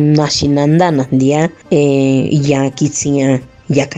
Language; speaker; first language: Spanish; early bilingual, other home language; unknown